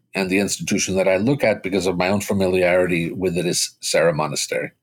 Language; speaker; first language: English; early bilingual, other home language; Spanish